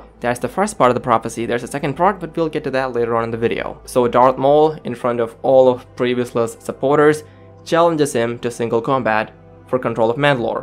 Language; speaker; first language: English; native; English